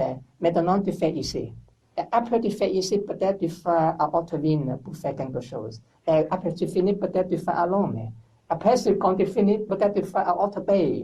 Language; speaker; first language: French; non-native, learner; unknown